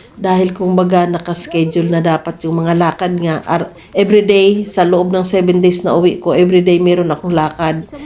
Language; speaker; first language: Filipino; non-native, local second language; Cebuano